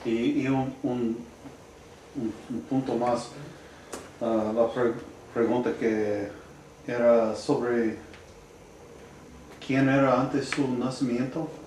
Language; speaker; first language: Spanish; non-native, learner; English